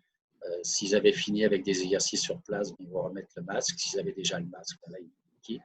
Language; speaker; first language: French; native; French